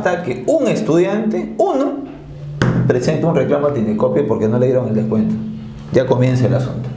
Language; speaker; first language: Spanish; native; Spanish